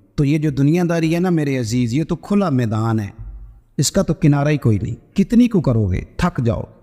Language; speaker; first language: Urdu; non-native, local second language; Punjabi